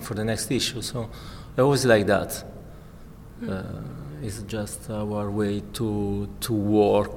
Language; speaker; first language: English; non-native, fluent; Italian